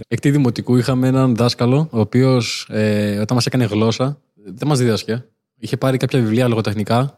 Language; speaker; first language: Greek; early bilingual, other home language; Albanian